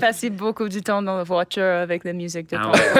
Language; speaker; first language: French; non-native, fluent; English